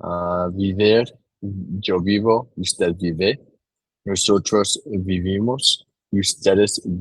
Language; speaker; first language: Spanish; non-native, learner; English